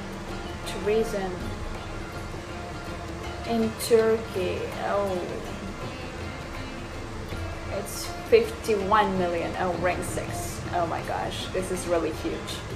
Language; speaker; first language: English; non-native, fluent; Urdu